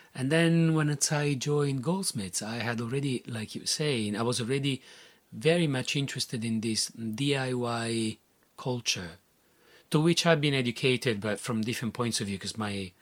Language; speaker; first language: English; non-native, fluent; Italian